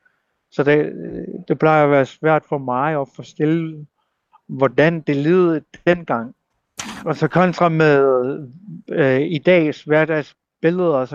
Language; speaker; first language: Danish; non-native, local second language; Kalaallisut